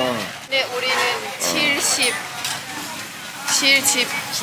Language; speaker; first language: Korean; non-native, learner; Thai